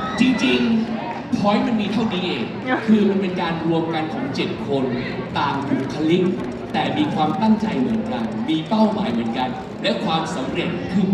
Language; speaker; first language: Thai; native; Thai